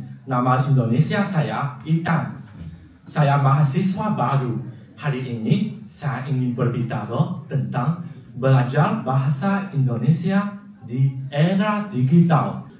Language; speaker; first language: Indonesian; non-native, fluent; Chinese